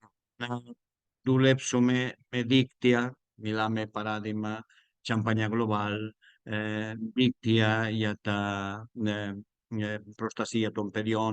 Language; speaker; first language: Greek; non-native, learner; Spanish